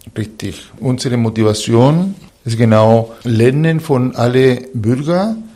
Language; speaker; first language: German; non-native, fluent; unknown